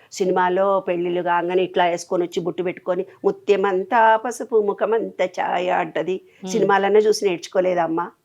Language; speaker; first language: Telugu; native; Telugu